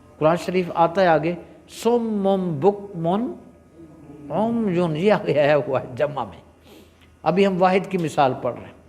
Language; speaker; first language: Urdu; non-native, local second language; Punjabi